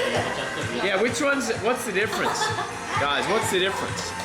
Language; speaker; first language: English; non-native, learner; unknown